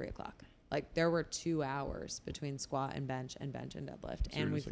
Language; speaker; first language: English; native; English